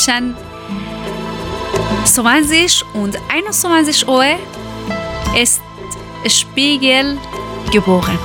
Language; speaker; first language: German; non-native, learner; Persian